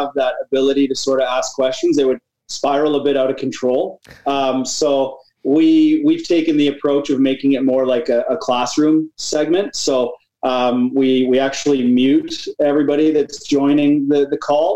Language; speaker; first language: English; native; English